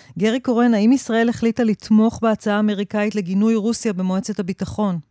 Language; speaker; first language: Hebrew; native; Hebrew